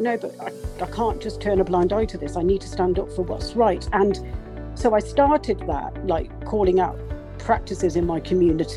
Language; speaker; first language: English; native; English